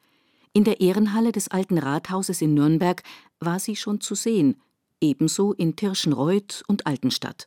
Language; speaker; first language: German; native; German